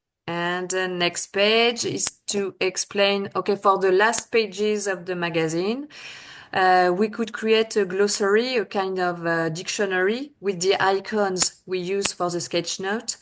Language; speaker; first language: English; non-native, fluent; French